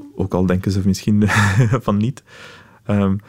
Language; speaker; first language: Dutch; early bilingual, other home language; Arabic